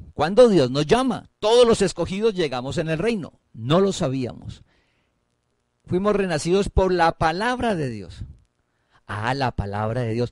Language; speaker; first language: Spanish; native; Spanish